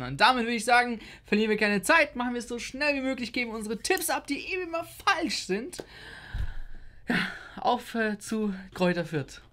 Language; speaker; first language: German; native; German